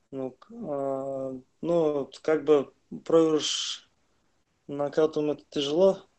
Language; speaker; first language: Russian; non-native, local second language; Kazakh